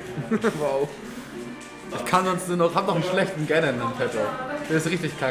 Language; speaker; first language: German; native; German